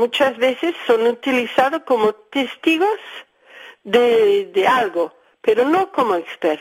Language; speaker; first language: Spanish; early bilingual, heritage; Spanish